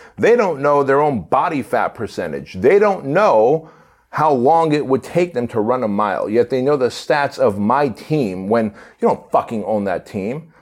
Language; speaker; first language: English; early bilingual, other home language; Armenian